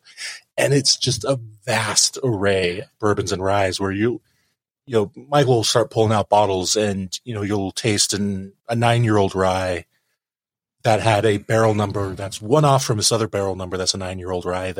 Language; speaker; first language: English; native; English